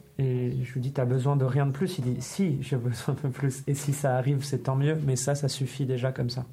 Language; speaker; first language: French; native; French